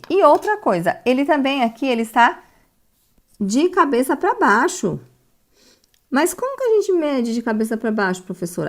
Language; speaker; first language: Portuguese; native; Portuguese